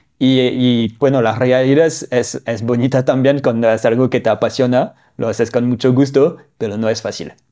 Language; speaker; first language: Spanish; non-native, fluent; French